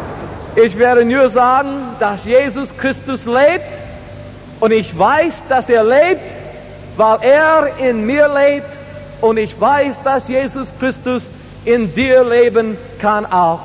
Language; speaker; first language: German; non-native, learner; English